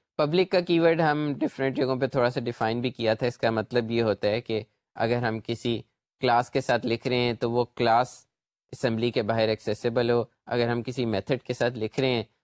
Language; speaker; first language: Urdu; native; Urdu